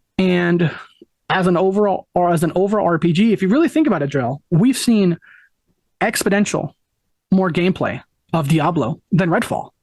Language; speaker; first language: English; native; English